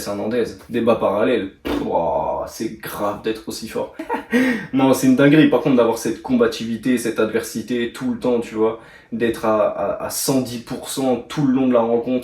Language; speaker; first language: French; native; French